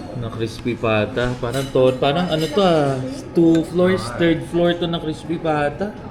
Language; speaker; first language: Filipino; non-native, local second language; Hiligaynon